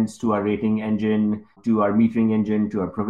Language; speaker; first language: English; non-native, local second language; Urdu